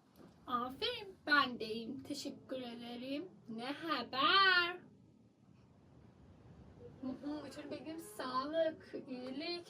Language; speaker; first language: Turkish; non-native, learner; Persian